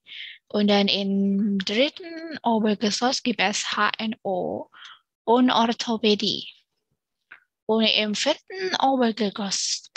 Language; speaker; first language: German; non-native, learner; Indonesian